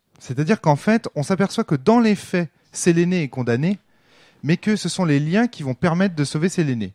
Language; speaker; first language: French; native; French